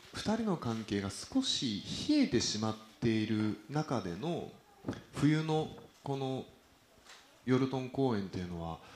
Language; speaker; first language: Japanese; native; Japanese